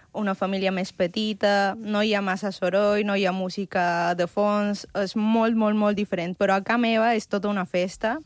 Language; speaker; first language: Catalan; early bilingual, other home language; Spanish